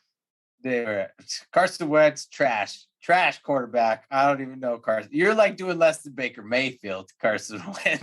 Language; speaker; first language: English; native; English